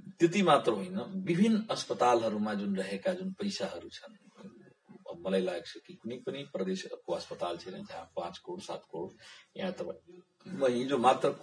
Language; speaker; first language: Nepali; non-native, local second language; Bhojpuri